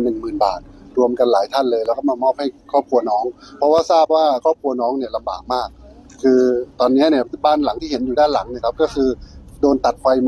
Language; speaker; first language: Thai; native; Thai